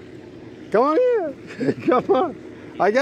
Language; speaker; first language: English; non-native, learner; Persian